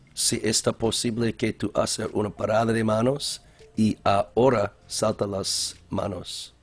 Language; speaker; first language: Spanish; non-native, learner; English